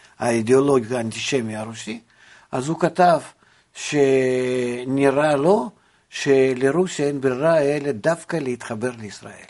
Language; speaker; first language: Hebrew; non-native, fluent; Russian